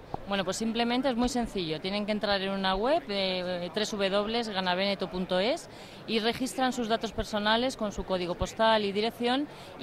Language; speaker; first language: Spanish; native; Spanish